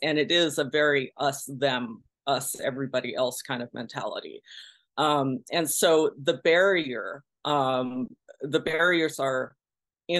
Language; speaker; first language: English; early bilingual, other home language; Pennsylvania German